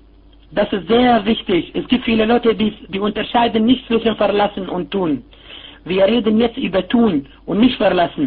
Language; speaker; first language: German; non-native, fluent; Arabic